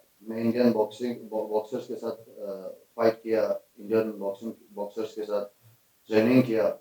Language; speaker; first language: Hindi; non-native, fluent; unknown